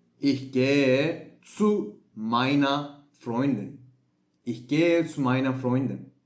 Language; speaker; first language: German; non-native, fluent; Turkish